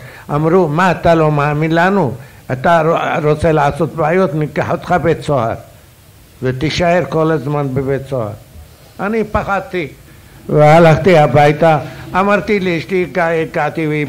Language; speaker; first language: Hebrew; non-native, fluent; Arabic